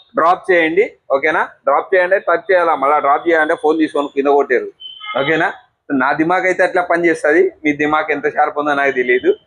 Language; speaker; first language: Telugu; native; Telugu